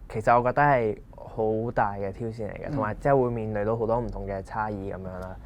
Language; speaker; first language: Cantonese; non-native, local second language; Punjabi